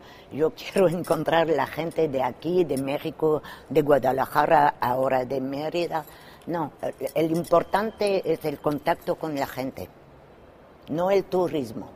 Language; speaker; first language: Spanish; non-native, fluent; French